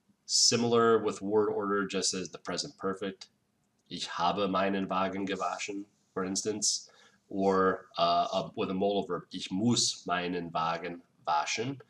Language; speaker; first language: English; native; English